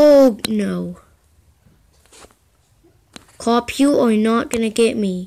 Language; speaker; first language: English; native; English